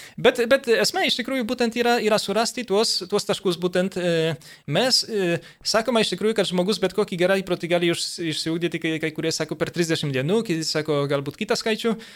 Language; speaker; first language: Lithuanian; early bilingual, heritage; Lithuanian